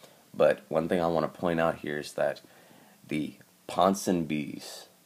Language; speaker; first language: English; native; English